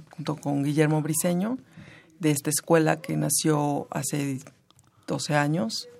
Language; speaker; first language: Spanish; native; Spanish